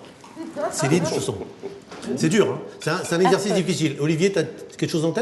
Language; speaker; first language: French; native; French